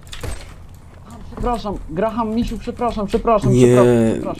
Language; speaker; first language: Polish; native; Polish